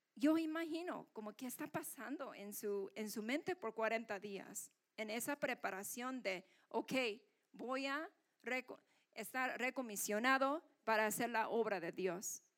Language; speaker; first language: Spanish; non-native, fluent; Korean